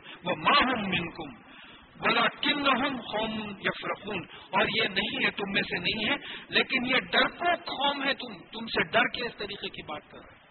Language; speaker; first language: Urdu; native; Urdu